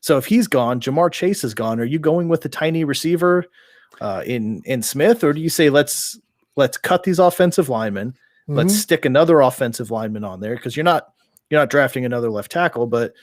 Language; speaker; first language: English; native; English